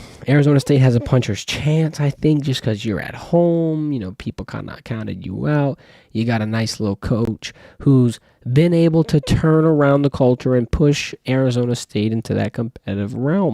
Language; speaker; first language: English; native; English